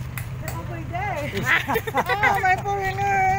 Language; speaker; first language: English; non-native, learner; Cebuano